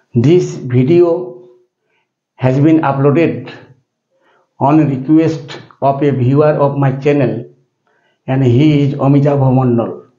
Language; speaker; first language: English; non-native, local second language; Bangla